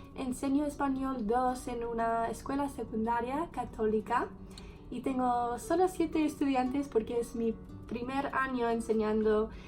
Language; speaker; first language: Spanish; non-native, fluent; English